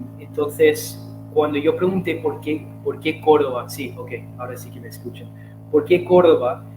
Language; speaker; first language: Spanish; non-native, fluent; English